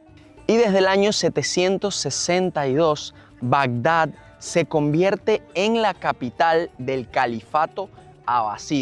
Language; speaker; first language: Spanish; native; Spanish